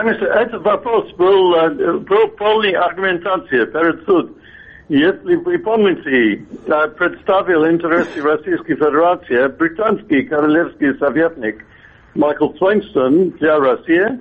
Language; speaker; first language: Russian; non-native, fluent; English